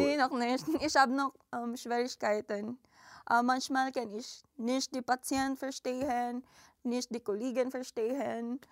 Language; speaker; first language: German; non-native, learner; Filipino